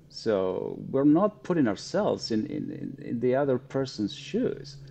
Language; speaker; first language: English; non-native, fluent; Spanish